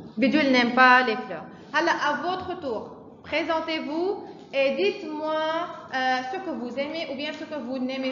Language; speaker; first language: French; non-native, fluent; Arabic